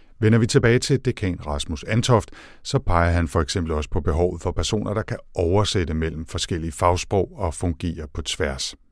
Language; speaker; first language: Danish; native; Danish